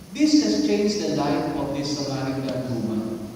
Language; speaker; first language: English; non-native, local second language; Filipino